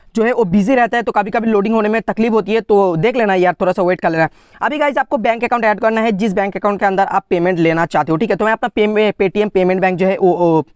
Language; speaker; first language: Hindi; non-native, local second language; Bangla